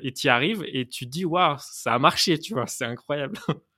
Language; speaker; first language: French; native; French